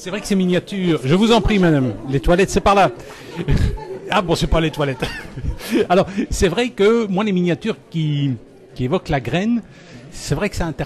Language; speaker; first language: French; native; French